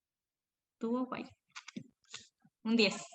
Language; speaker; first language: Spanish; native; Spanish